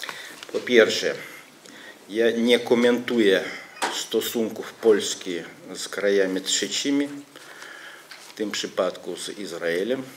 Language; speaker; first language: Polish; non-native, fluent; Russian